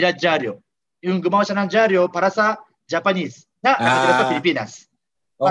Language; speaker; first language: Filipino; non-native, learner; Japanese